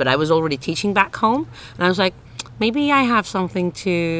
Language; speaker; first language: English; non-native, fluent; Finnish